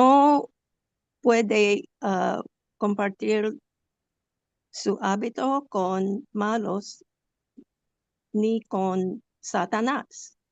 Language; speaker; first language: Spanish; non-native, learner; English